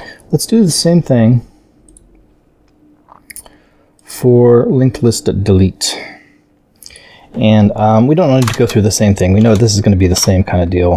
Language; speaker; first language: English; native; English